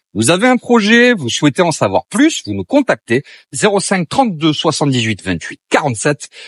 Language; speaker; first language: French; native; French